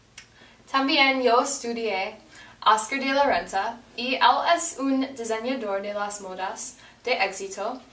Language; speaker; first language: Spanish; non-native, learner; English